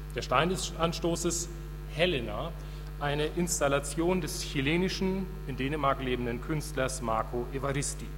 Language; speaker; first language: German; native; German